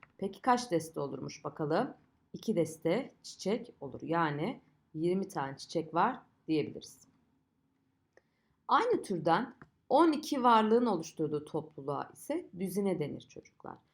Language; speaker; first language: Turkish; native; Turkish